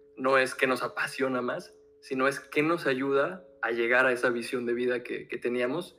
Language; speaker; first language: Spanish; native; Spanish